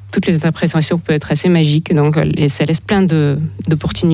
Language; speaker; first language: French; non-native, fluent; Russian